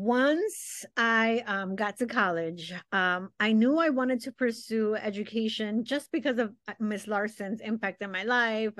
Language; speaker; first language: English; early bilingual, other home language; Spanish